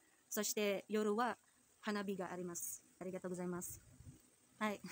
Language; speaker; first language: Japanese; non-native, learner; Filipino